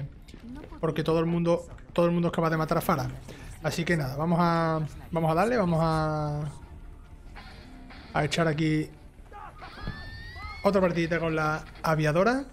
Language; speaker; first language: Spanish; native; Spanish